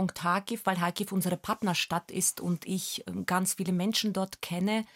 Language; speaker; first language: German; non-native, fluent; Russian